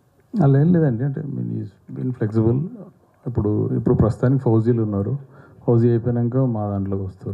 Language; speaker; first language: Telugu; native; Telugu